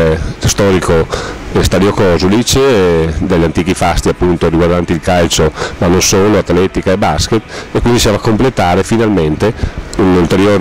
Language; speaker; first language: Italian; native; Italian